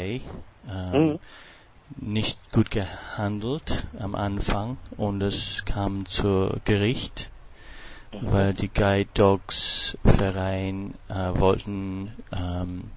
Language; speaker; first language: German; non-native, fluent; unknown